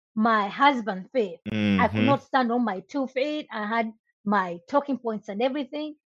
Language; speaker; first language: English; non-native, local second language; Nyanja